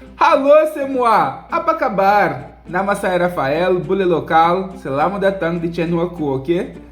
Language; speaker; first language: Indonesian; non-native, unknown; Portuguese